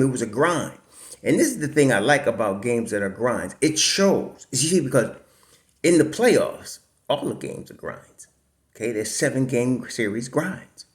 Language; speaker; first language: English; native; English